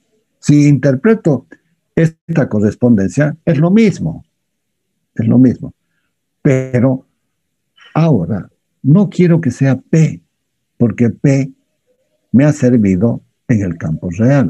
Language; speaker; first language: Spanish; native; Spanish